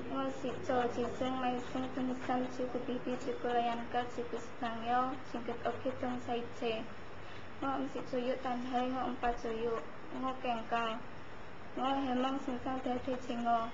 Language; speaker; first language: Cantonese; non-native, learner; Indonesian